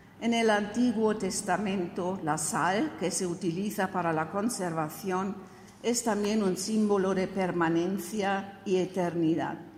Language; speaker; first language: Spanish; non-native, fluent; German